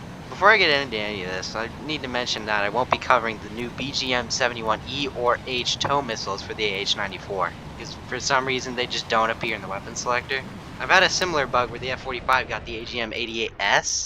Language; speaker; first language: English; native; English